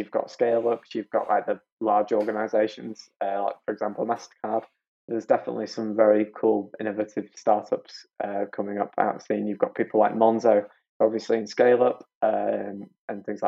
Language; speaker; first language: English; native; English